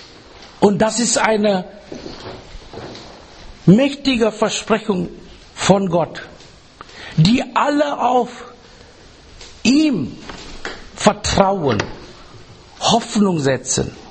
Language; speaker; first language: German; non-native, fluent; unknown